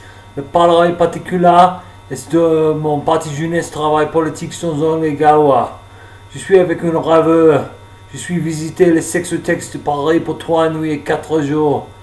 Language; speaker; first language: French; non-native, learner; English